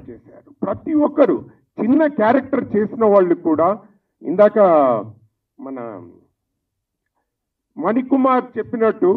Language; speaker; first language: Telugu; native; Telugu